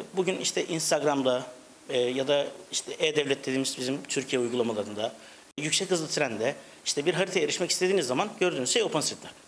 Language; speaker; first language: Turkish; native; Turkish